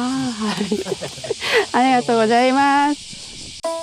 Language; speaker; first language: Japanese; non-native, learner; Korean